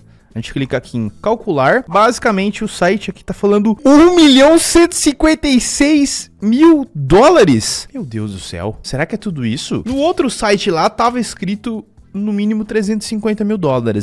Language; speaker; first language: Portuguese; native; Portuguese